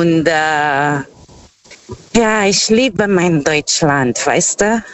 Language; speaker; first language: German; non-native, fluent; Portuguese